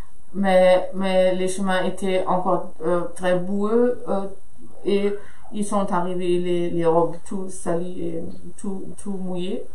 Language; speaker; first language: French; non-native, fluent; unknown